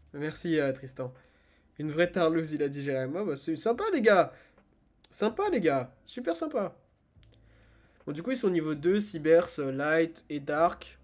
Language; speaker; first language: French; native; French